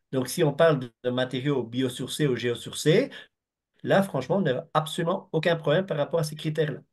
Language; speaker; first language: French; native; French